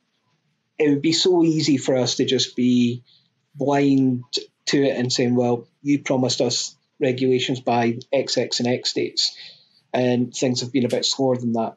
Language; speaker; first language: English; native; English